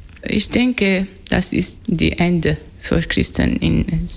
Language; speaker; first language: German; non-native, learner; Arabic